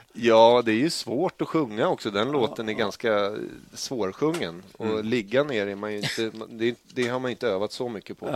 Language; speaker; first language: Swedish; native; Swedish